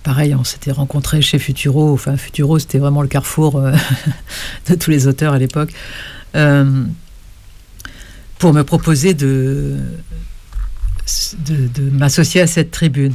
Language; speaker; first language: French; native; French